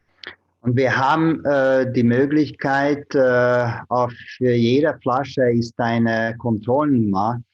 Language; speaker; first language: German; non-native, fluent; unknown